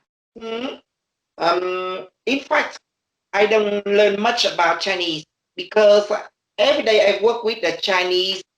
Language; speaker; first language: English; non-native, learner; Vietnamese